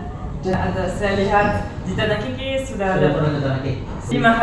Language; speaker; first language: Indonesian; non-native, learner; French